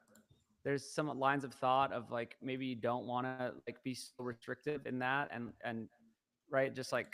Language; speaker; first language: English; native; English